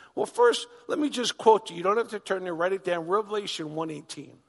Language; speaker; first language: English; native; English